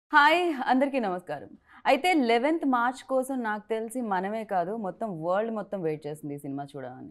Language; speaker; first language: Telugu; native; Telugu